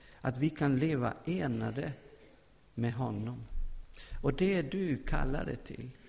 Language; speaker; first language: Swedish; non-native, fluent; Spanish